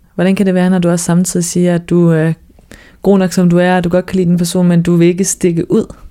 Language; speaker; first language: Danish; native; Danish